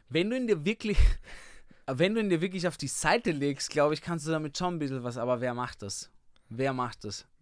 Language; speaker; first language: German; native; German